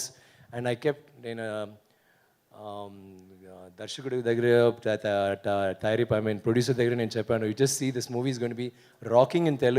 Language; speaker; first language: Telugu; non-native, learner; Tamil